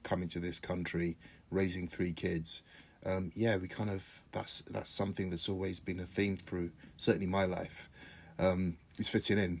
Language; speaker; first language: English; native; English